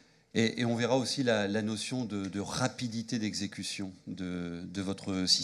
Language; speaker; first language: French; native; French